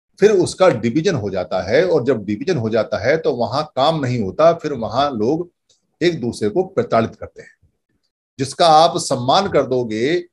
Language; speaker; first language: Hindi; native; Hindi